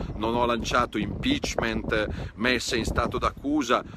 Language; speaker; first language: Italian; native; Italian